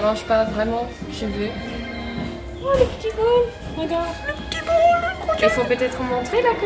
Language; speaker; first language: French; non-native, fluent; Dutch